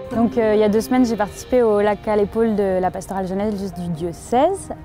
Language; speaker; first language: French; native; French